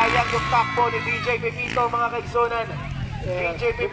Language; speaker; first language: Filipino; non-native, local second language; Cebuano